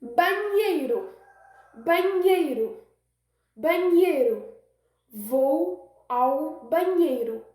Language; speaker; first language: Portuguese; non-native, fluent; Haitian Creole